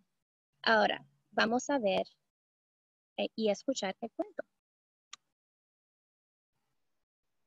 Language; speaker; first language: Spanish; early bilingual, heritage; Spanish